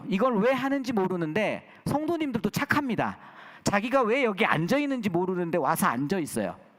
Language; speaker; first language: Korean; native; Korean